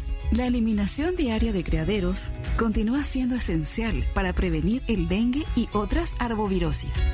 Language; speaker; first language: Spanish; native; Spanish